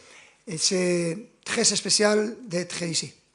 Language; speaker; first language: French; non-native, fluent; Spanish